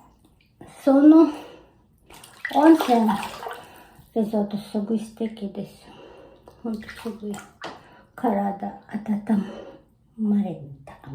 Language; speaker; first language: Japanese; non-native, learner; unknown